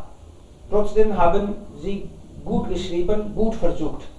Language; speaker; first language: German; non-native, fluent; Hindi